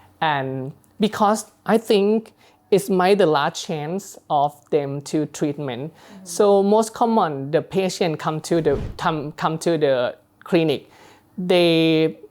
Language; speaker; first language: English; non-native, learner; Thai